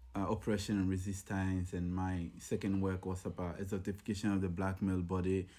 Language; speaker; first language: English; non-native, local second language; Ga